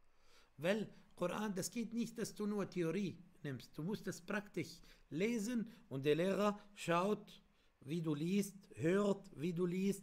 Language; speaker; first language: German; non-native, fluent; Arabic